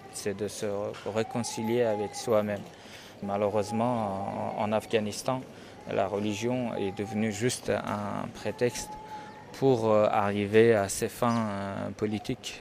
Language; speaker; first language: French; non-native, fluent; Persian